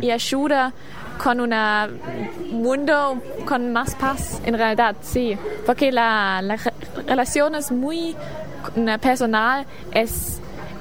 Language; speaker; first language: Spanish; non-native, learner; German